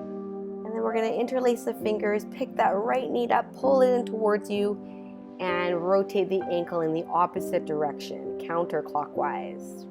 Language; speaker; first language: English; native; English